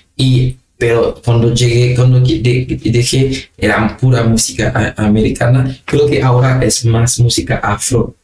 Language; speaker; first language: Spanish; non-native, fluent; Haitian Creole